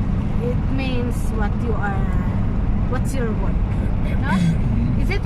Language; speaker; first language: English; non-native, local second language; Filipino